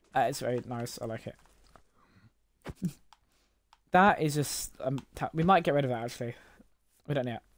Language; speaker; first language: English; native; English